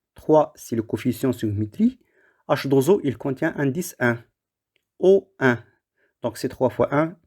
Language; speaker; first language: French; non-native, local second language; Arabic